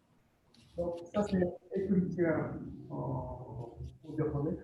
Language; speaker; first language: French; non-native, fluent; Japanese